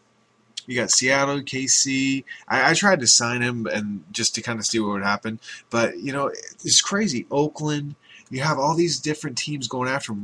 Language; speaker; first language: English; native; English